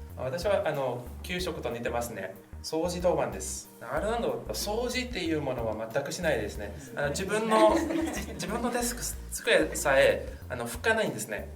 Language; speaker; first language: Japanese; non-native, fluent; English